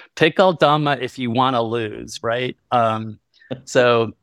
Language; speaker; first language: English; early bilingual, other home language; Spanish